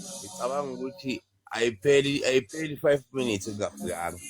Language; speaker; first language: Zulu; non-native, local second language; Xhosa